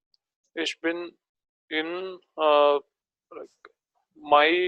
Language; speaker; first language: German; non-native, learner; Telugu